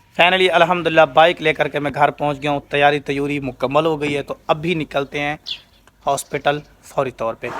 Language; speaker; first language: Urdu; non-native, local second language; Saraiki